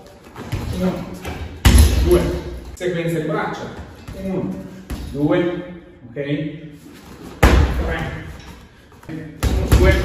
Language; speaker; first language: Italian; native; Italian